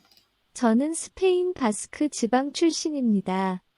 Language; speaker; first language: Korean; non-native, learner; Basque